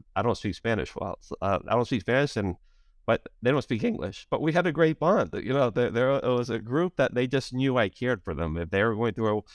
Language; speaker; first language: English; native; English